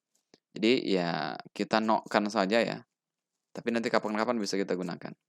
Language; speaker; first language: Indonesian; native; Indonesian